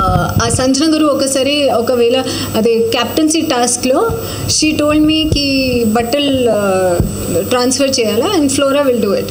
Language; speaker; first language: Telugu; non-native, learner; Hindi